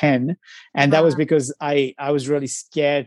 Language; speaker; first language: English; non-native, local second language; Sinhala